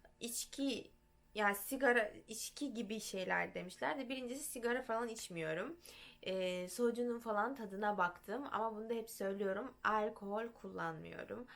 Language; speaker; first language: Turkish; early bilingual, heritage; Turkish